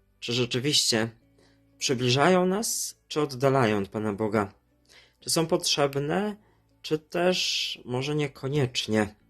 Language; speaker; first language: Polish; native; Polish